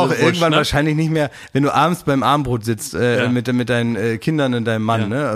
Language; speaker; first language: German; native; German